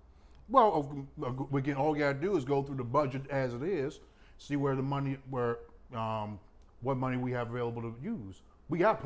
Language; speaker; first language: English; native; English